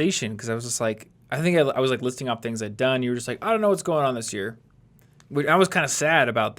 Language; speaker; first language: English; native; English